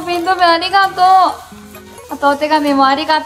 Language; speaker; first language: Japanese; native; Japanese